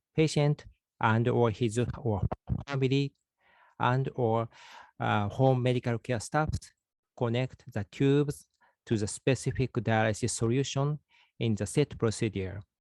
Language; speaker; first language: English; non-native, fluent; Japanese